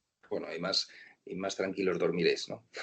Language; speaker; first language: Spanish; native; Spanish